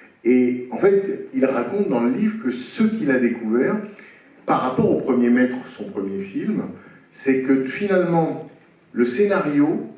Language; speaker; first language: French; native; French